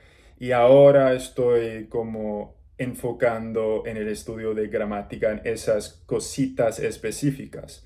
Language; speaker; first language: Spanish; non-native, learner; English